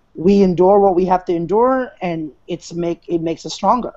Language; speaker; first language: English; non-native, local second language; Filipino